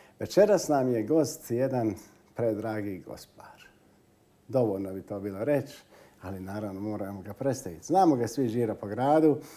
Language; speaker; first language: Croatian; native; Croatian